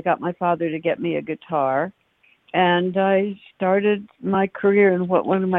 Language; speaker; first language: English; native; English